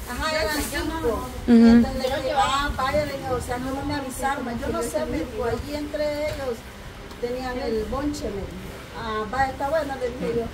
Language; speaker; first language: Spanish; native; Spanish